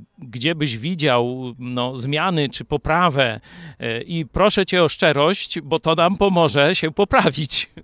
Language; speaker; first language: Polish; native; Polish